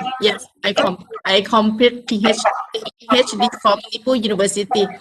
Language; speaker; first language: English; non-native, learner; Thai